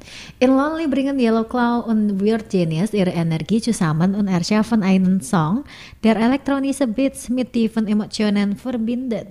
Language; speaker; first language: German; non-native, fluent; Indonesian